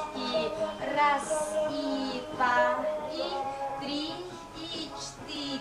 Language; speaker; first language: Russian; non-native, local second language; Yakut